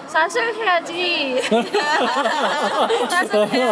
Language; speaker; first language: Korean; non-native, learner; Indonesian